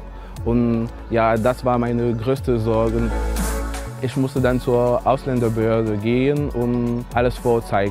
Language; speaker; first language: German; non-native, fluent; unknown